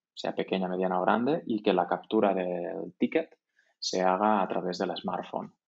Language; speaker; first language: Spanish; native; Spanish